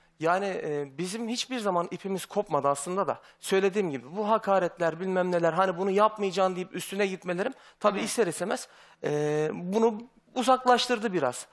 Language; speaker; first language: Turkish; native; Turkish